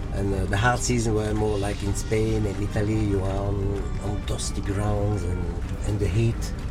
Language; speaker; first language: English; early bilingual, other home language; French